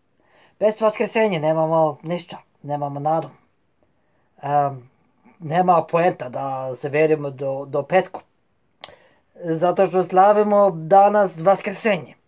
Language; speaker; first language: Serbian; non-native, fluent; Norwegian